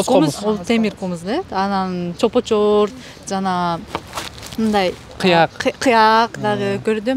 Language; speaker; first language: Kyrgyz; non-native, fluent; Japanese